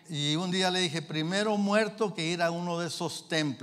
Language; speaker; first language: Spanish; early bilingual, heritage; Spanish